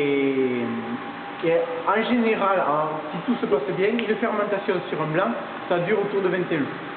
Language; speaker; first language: French; native; French